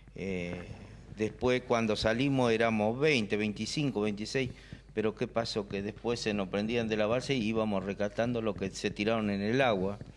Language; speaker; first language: Spanish; native; Spanish